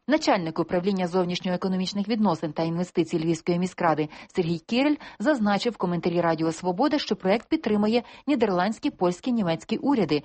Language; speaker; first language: Ukrainian; native; Ukrainian